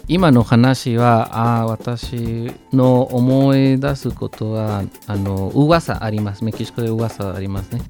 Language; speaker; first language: Japanese; non-native, learner; Spanish